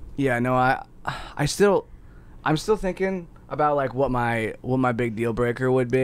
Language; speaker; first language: English; native; English